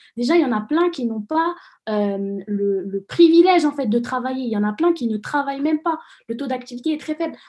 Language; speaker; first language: French; non-native, local second language; Arabic